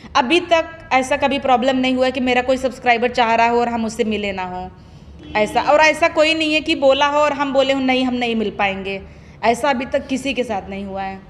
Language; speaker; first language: Hindi; non-native, local second language; Awadhi